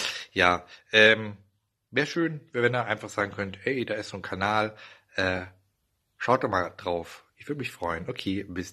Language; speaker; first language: German; native; German